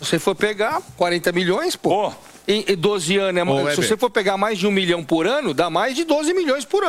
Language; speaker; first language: Portuguese; native; Portuguese